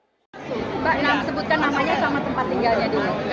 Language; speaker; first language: Indonesian; native; Indonesian